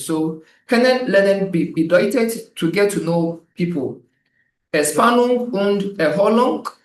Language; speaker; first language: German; non-native, fluent; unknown